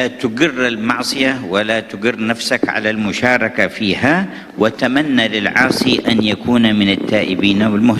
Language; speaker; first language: Arabic; native; Arabic